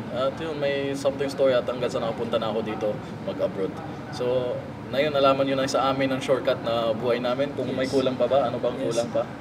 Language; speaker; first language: Filipino; native; Filipino